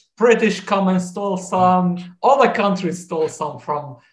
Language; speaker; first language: English; non-native, fluent; Arabic